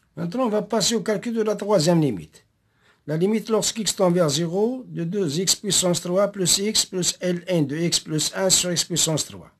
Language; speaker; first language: French; non-native, local second language; Arabic